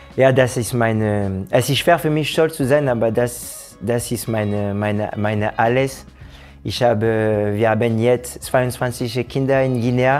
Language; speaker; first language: German; non-native, fluent; French